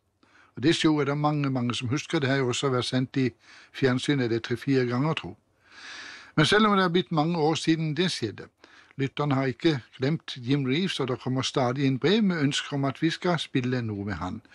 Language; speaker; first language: Norwegian; native; Norwegian